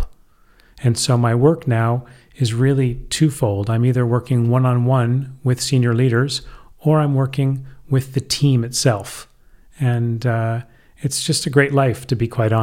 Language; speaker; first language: English; native; English